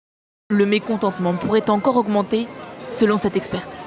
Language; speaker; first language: French; native; French